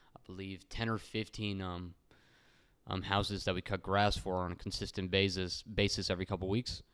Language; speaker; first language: English; early bilingual, other home language; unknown